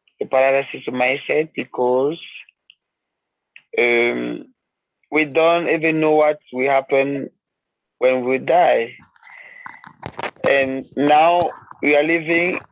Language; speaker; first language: English; non-native, learner; French